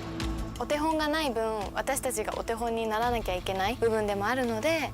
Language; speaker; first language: Japanese; native; Japanese